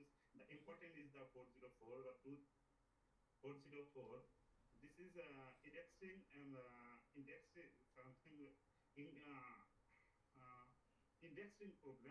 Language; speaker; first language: English; non-native, learner; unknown